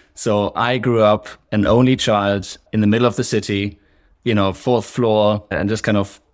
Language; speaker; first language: English; non-native, fluent; German